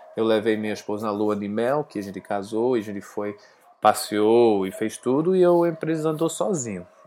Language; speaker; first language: Portuguese; non-native, learner; English